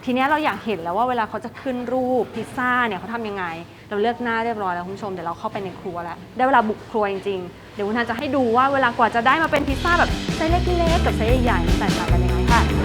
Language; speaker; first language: Thai; native; Thai